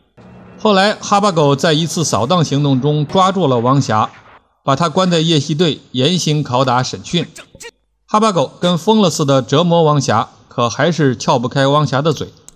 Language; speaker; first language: Chinese; native; Chinese